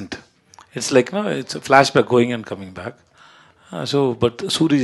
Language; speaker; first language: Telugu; non-native, learner; Tamil